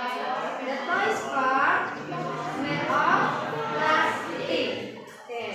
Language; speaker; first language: English; non-native, learner; Indonesian